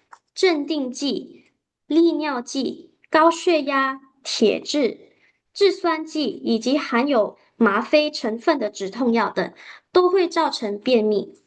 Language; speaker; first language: Chinese; native; Chinese